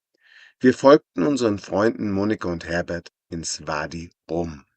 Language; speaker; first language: German; native; German